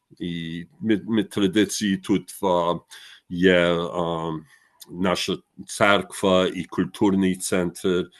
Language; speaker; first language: Ukrainian; early bilingual, heritage; Ukrainian